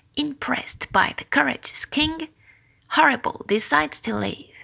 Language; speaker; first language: English; non-native, fluent; French